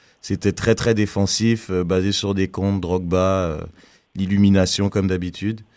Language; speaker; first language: French; native; French